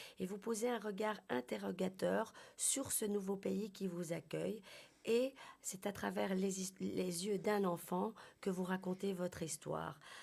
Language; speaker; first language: French; native; French